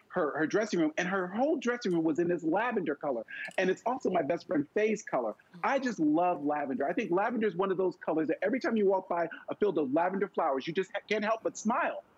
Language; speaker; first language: English; native; English